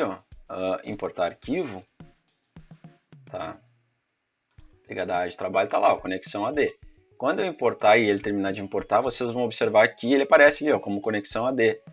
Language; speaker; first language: Portuguese; native; Portuguese